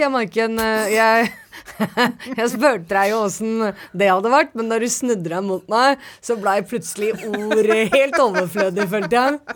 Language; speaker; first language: Norwegian; native; Norwegian